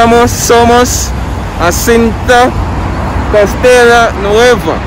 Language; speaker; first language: Spanish; non-native, learner; English